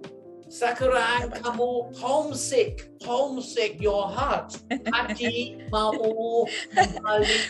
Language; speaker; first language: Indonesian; non-native, learner; English